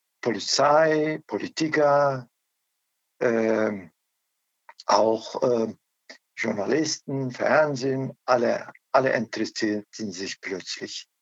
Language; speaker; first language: German; non-native, learner; Turkish